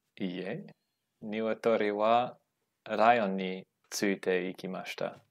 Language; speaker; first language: Japanese; non-native, learner; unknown